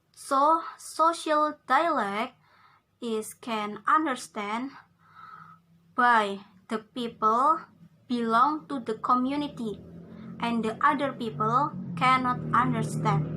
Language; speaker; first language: English; non-native, learner; Indonesian